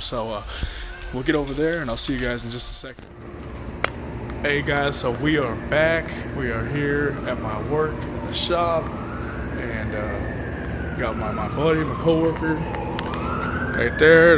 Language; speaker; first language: English; native; English